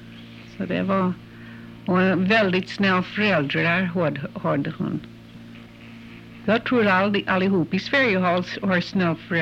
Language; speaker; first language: Swedish; early bilingual, heritage; English